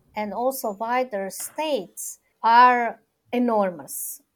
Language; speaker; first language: English; non-native, fluent; Serbian